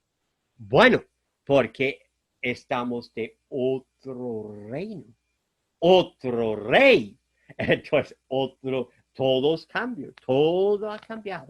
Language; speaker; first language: Spanish; non-native, fluent; German